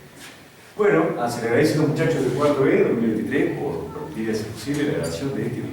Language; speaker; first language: Spanish; native; Spanish